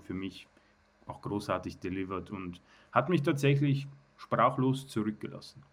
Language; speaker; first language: German; native; German